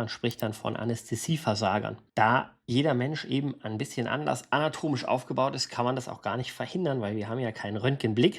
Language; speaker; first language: German; native; German